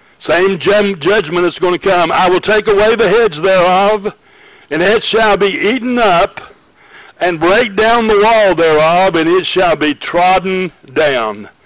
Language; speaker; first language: English; native; English